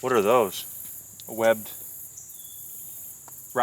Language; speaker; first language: English; native; English